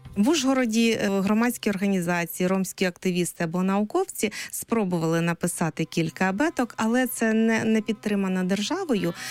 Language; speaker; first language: Ukrainian; native; Ukrainian